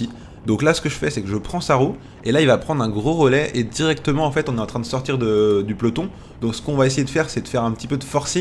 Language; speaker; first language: French; native; French